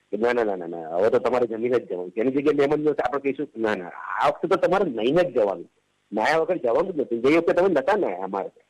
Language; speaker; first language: Gujarati; native; Gujarati